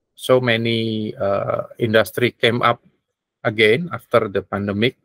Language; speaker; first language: English; non-native, learner; Indonesian